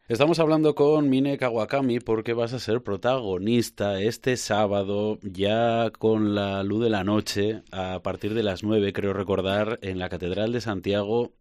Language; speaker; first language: Spanish; native; Spanish